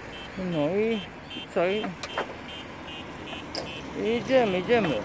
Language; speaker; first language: Polish; native; Polish